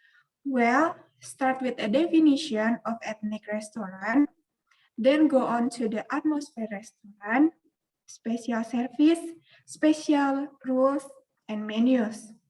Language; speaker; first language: English; non-native, learner; Indonesian